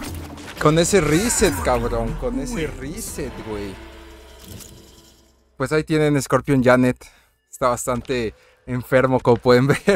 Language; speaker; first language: Spanish; native; Spanish